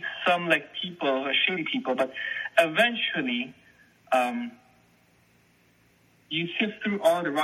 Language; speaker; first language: English; non-native, local second language; Filipino